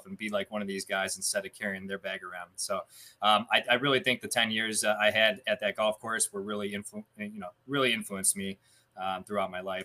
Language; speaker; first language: English; native; English